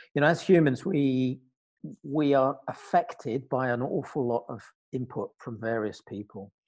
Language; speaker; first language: English; native; English